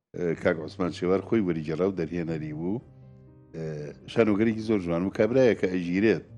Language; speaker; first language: Central Kurdish; native; Central Kurdish